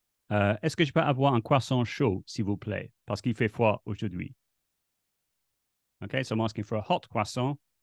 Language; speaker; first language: French; non-native, fluent; English